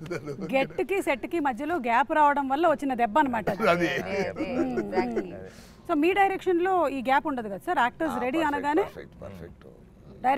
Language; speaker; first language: Telugu; native; Telugu